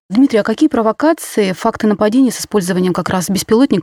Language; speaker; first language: Russian; native; Russian